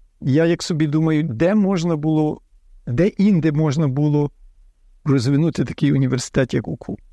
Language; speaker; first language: Ukrainian; early bilingual, heritage; Ukrainian